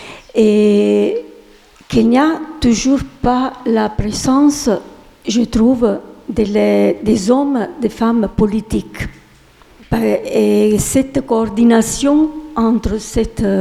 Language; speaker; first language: French; non-native, fluent; Italian